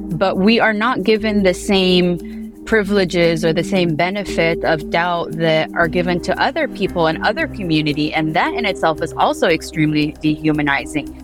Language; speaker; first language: English; early bilingual, heritage; Arabic